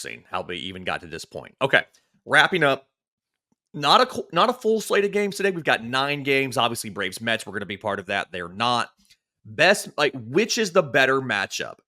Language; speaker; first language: English; native; English